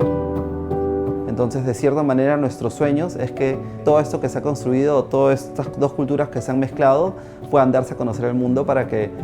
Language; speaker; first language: Spanish; native; Spanish